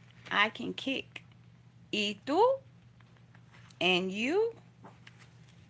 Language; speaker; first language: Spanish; non-native, learner; English